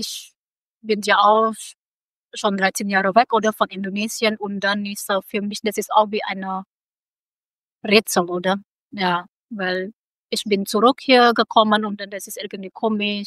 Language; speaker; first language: German; non-native, local second language; Indonesian